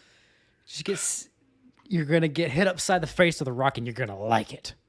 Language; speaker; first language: English; native; English